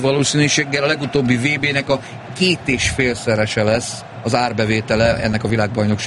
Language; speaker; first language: Hungarian; native; Hungarian